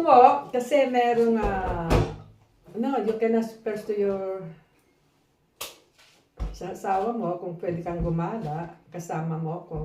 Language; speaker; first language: Filipino; native; Filipino